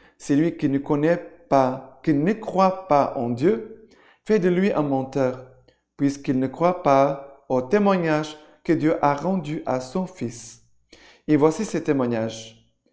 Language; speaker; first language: French; non-native, fluent; Portuguese